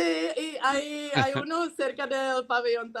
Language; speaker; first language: Spanish; non-native, fluent; Czech